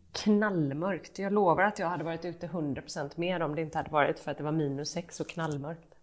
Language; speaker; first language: Swedish; native; Swedish